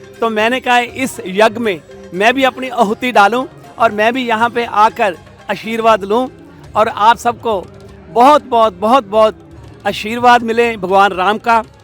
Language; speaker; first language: Hindi; native; Hindi